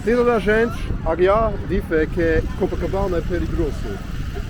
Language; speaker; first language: Portuguese; non-native, learner; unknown